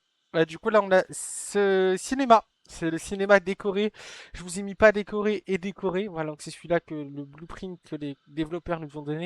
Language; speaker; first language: French; native; French